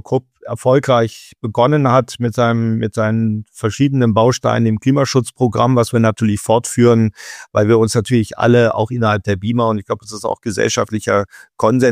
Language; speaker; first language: German; native; German